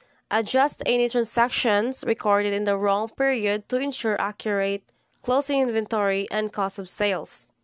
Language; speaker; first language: English; non-native, local second language; Cebuano